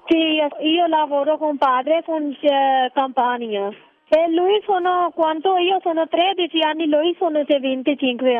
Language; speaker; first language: Italian; non-native, learner; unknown